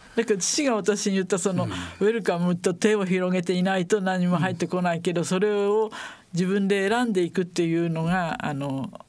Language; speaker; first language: Japanese; native; Japanese